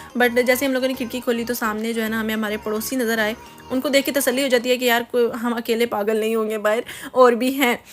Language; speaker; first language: Urdu; native; Urdu